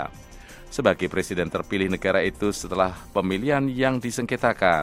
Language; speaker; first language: Indonesian; native; Indonesian